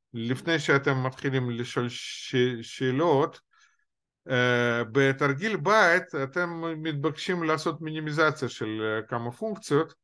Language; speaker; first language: Hebrew; non-native, fluent; Russian